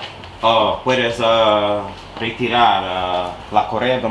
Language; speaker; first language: Spanish; non-native, learner; English